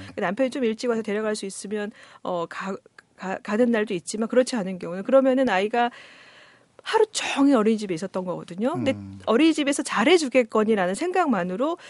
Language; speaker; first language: Korean; native; Korean